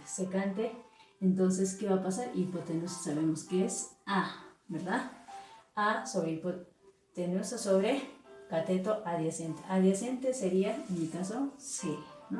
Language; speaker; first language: Spanish; native; Spanish